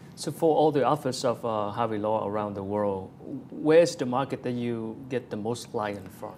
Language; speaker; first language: English; non-native, fluent; Vietnamese